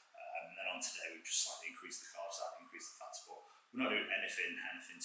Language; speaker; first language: English; native; English